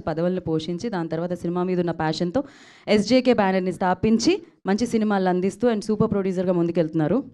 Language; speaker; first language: Telugu; native; Telugu